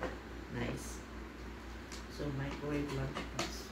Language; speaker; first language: English; non-native, local second language; Filipino